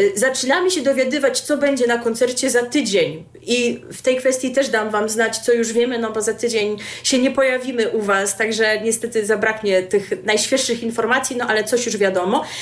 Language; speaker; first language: Polish; native; Polish